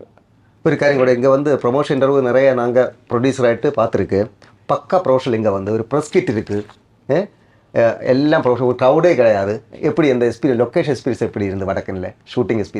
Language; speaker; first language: Tamil; non-native, learner; Malayalam